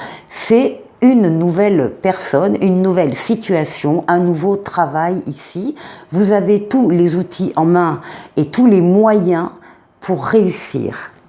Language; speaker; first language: French; native; French